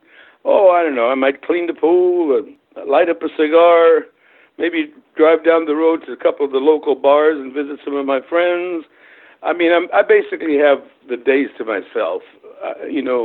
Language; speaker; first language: English; early bilingual, other home language; German